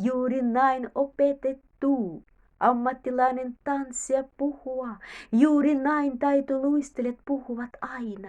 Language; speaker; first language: Finnish; non-native, learner; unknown